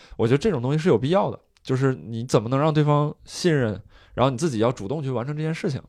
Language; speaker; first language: Chinese; native; Chinese